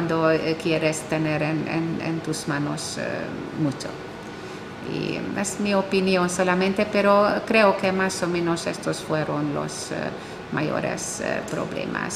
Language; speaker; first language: Spanish; non-native, fluent; Hungarian